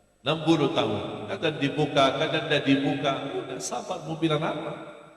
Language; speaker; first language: Malay; non-native, fluent; Arabic